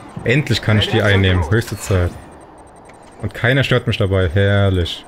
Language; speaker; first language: German; native; German